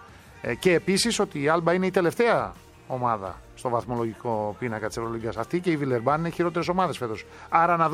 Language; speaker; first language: Greek; native; Greek